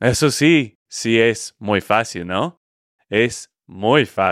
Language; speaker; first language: Spanish; non-native, fluent; English